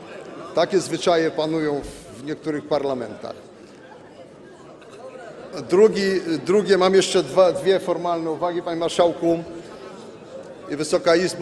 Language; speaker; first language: Polish; native; Polish